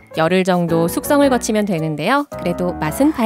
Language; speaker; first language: Korean; native; Korean